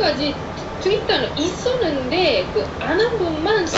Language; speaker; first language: Korean; non-native, fluent; Japanese